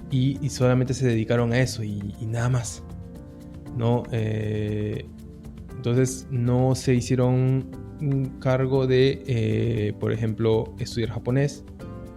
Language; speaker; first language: Spanish; early bilingual, heritage; Spanish